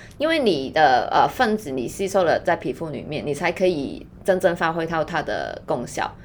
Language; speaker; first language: Chinese; non-native, fluent; Cantonese